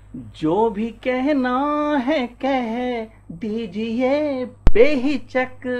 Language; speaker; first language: Hindi; native; Hindi